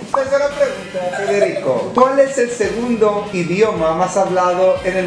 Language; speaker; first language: Spanish; native; Spanish